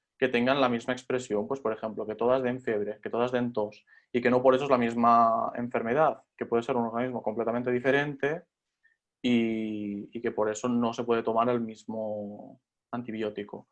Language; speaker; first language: Spanish; native; Spanish